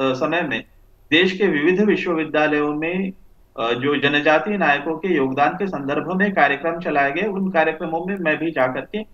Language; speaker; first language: Hindi; non-native, local second language; Marathi